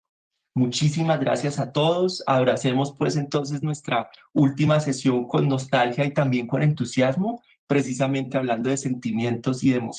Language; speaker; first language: Spanish; native; Spanish